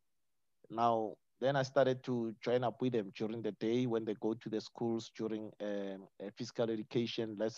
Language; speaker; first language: English; non-native, local second language; Northern Sotho